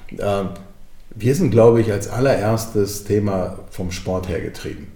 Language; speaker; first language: German; early bilingual, other home language; Croatian